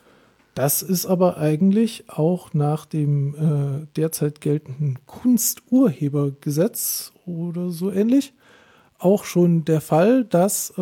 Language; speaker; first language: German; native; German